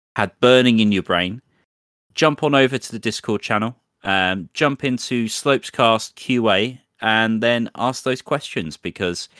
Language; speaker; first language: English; native; English